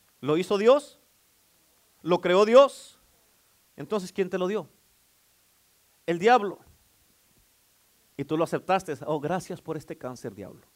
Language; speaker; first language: Spanish; native; Spanish